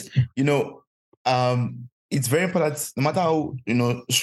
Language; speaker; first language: English; non-native, local second language; Yoruba